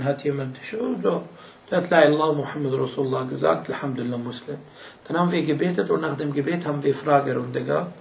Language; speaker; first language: German; non-native, fluent; Arabic